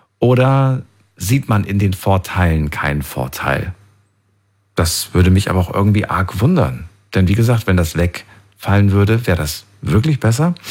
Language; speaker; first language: German; native; German